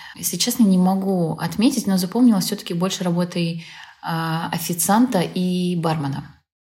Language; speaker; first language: Russian; native; Russian